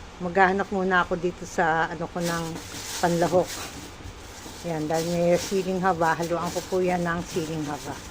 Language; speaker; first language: Filipino; non-native, local second language; Pampanga